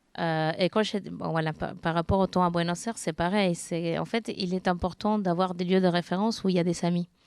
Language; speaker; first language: French; non-native, fluent; Spanish